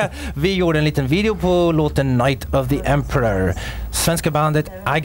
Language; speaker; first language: Swedish; native; Swedish